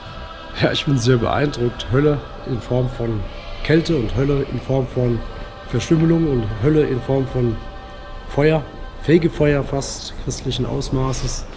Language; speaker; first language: German; native; German